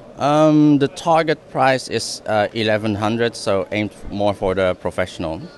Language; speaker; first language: English; non-native, fluent; Dutch